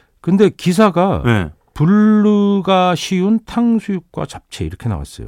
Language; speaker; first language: Korean; native; Korean